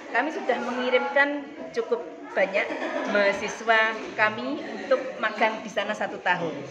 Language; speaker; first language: Indonesian; native; Indonesian